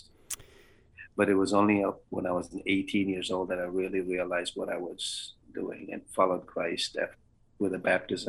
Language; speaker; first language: English; non-native, local second language; Kannada